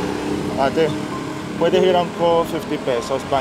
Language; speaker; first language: Filipino; non-native, learner; Arabic